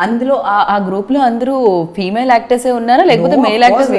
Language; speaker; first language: Telugu; native; Telugu